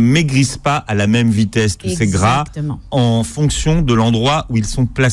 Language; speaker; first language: French; native; French